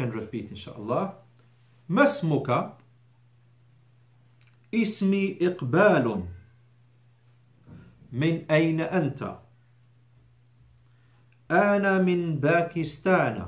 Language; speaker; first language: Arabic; non-native, fluent; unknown